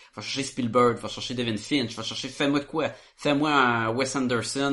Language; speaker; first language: French; native; French